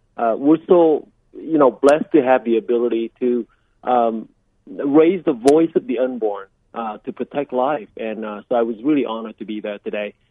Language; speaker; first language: English; early bilingual, other home language; Vietnamese